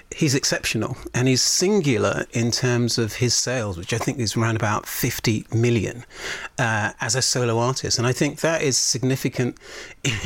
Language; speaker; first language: English; native; English